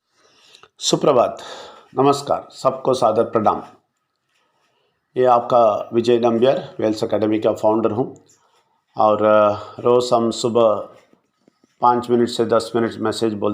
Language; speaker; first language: Hindi; non-native, local second language; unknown